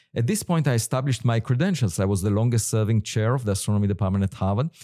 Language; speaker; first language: English; non-native, fluent; Hebrew